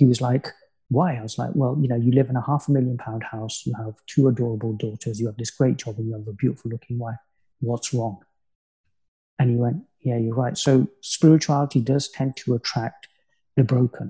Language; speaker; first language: English; native; English